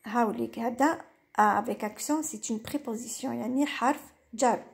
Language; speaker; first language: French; non-native, local second language; Arabic